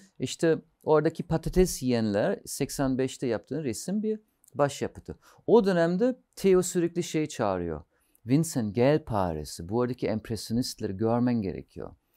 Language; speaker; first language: Turkish; non-native, fluent; German